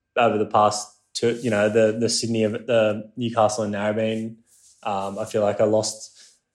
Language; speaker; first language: English; non-native, local second language; Japanese